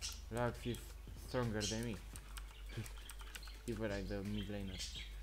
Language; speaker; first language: English; non-native, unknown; Romanian